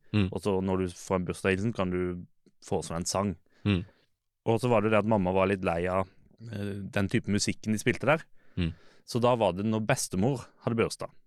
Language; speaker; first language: Norwegian; native; Norwegian